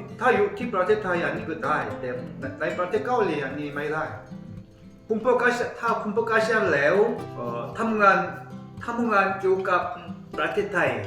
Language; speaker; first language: Thai; non-native, learner; Korean